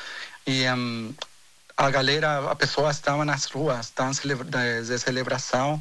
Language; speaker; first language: Portuguese; non-native, fluent; Spanish